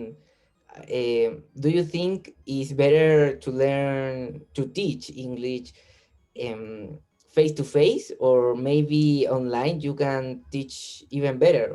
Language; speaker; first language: English; non-native, learner; Spanish